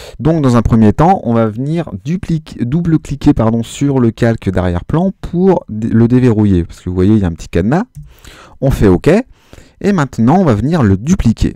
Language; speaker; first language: French; native; French